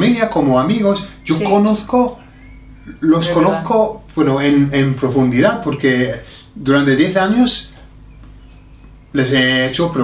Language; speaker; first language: Spanish; non-native, fluent; English